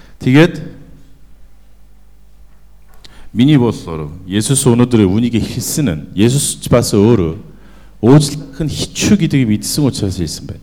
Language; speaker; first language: Mongolian; non-native, fluent; Korean